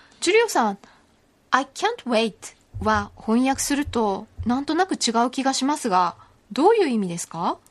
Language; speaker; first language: Japanese; native; Japanese